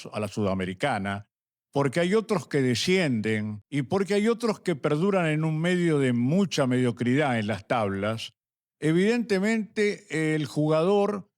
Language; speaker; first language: Spanish; native; Spanish